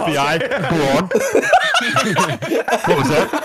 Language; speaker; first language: English; native; English